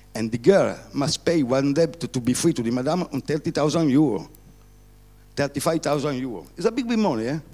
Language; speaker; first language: English; non-native, learner; Italian